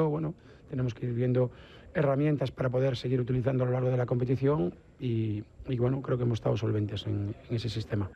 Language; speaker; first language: Spanish; native; Spanish